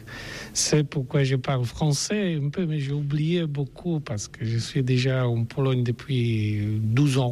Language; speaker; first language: French; non-native, learner; Polish